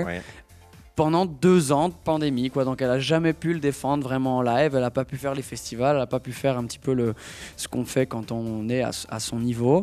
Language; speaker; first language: French; native; French